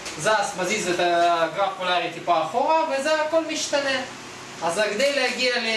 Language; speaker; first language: Hebrew; non-native, fluent; Russian